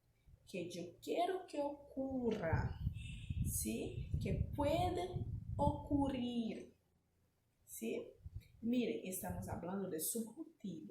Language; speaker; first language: Spanish; non-native, fluent; Portuguese